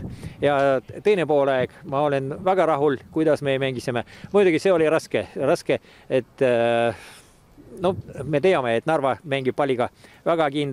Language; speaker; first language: Estonian; non-native, local second language; Russian